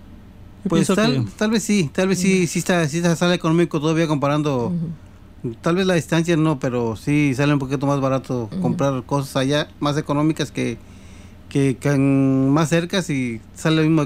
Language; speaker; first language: Spanish; native; Spanish